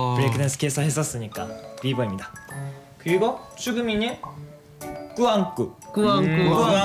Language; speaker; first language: Korean; non-native, fluent; Japanese